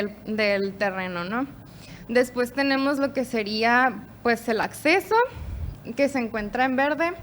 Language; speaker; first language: Spanish; native; Spanish